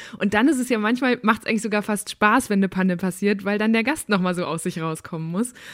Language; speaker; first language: German; native; German